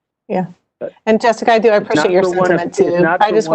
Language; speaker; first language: English; native; English